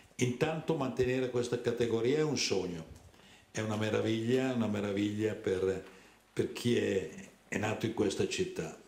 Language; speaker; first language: Italian; native; Italian